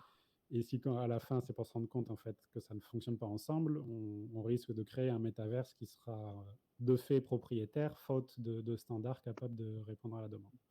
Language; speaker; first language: French; native; French